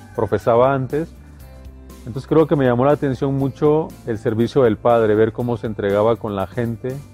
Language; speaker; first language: Spanish; native; Spanish